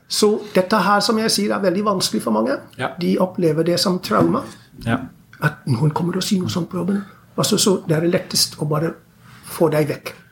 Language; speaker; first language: Norwegian; non-native, fluent; English